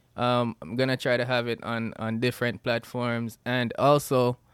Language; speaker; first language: English; non-native, local second language; Jamaican Creole English